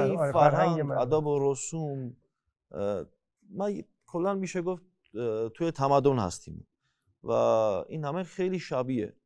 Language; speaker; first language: Persian; non-native, fluent; Armenian